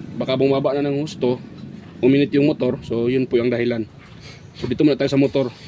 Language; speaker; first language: Filipino; non-native, local second language; Cebuano